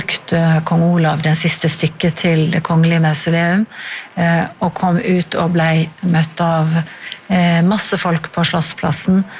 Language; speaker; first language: Norwegian; native; Norwegian